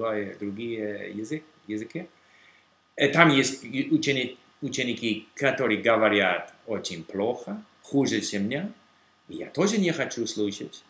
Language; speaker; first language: Russian; non-native, learner; English